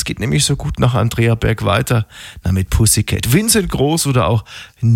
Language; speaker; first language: German; native; German